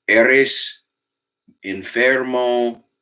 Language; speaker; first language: Spanish; non-native, fluent; English